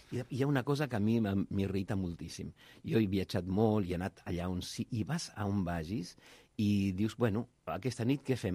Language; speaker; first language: Catalan; early bilingual, heritage; Catalan